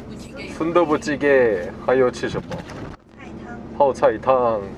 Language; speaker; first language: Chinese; non-native, fluent; Korean